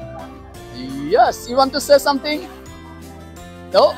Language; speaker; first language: English; non-native, learner; Bangla